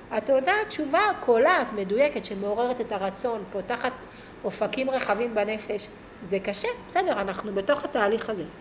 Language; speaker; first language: Hebrew; native; Hebrew